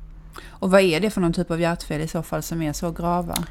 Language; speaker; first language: Swedish; native; Swedish